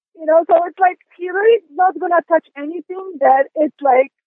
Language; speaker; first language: English; non-native, fluent; Polish